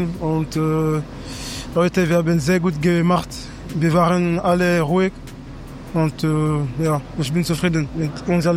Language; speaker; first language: German; non-native, fluent; French